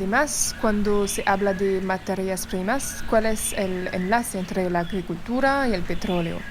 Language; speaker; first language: Spanish; non-native, fluent; French